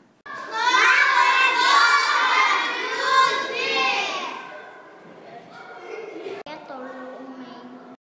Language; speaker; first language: Russian; non-native, learner; Armenian